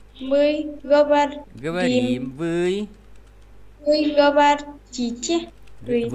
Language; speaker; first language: Russian; non-native, learner; Vietnamese